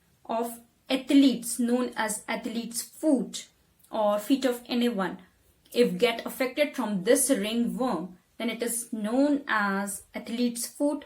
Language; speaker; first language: English; non-native, local second language; Hindi